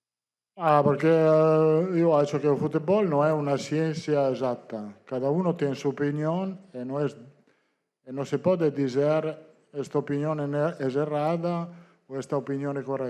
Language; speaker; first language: Portuguese; non-native, fluent; Italian